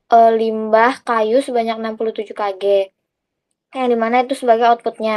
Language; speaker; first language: Indonesian; native; Indonesian